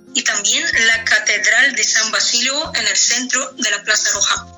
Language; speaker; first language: Spanish; non-native, fluent; Russian